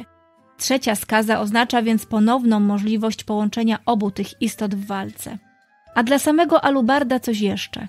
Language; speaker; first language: Polish; native; Polish